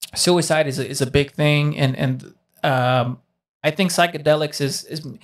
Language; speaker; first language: English; early bilingual, other home language; Spanish